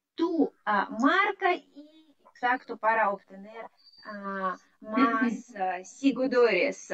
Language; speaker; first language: Spanish; non-native, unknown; Russian